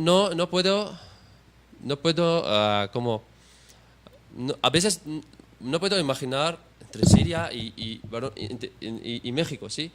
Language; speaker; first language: Spanish; non-native, learner; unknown